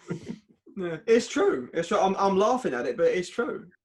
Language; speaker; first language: English; native; English